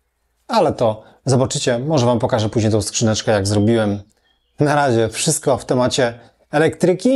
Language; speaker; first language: Polish; native; Polish